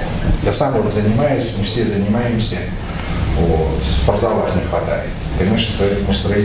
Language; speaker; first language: Russian; native; Russian